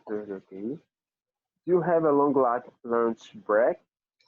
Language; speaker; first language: English; non-native, learner; Portuguese